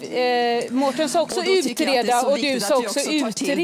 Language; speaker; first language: Swedish; native; Swedish